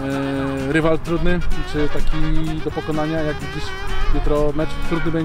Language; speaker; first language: Polish; native; Polish